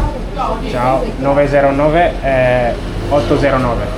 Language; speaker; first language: Italian; non-native, learner; Amharic